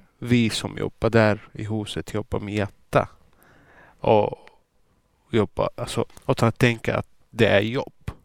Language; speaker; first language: Swedish; non-native, fluent; Arabic